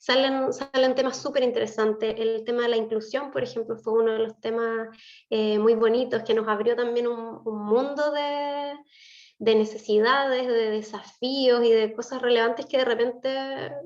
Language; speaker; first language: Spanish; native; Spanish